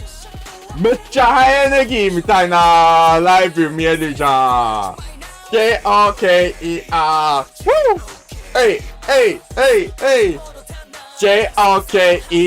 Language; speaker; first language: Japanese; non-native, learner; English